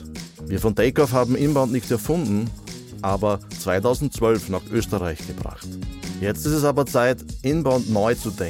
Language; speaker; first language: German; native; German